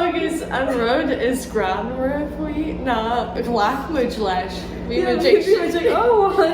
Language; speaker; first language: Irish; non-native, learner; English